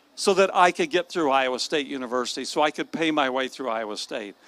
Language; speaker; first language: English; native; English